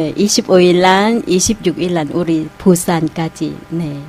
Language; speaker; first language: Korean; non-native, learner; Thai